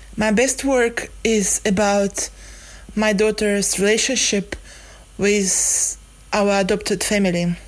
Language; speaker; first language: English; non-native, fluent; Russian